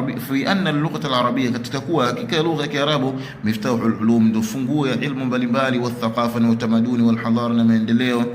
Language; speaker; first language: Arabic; non-native, fluent; Swahili